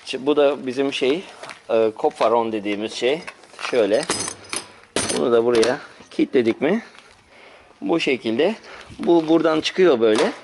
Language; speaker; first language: Turkish; early bilingual, heritage; Turkish